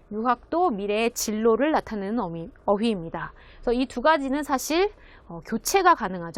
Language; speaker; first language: Korean; native; Korean